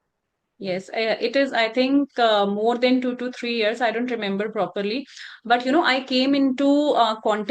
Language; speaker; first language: English; non-native, local second language; Hindi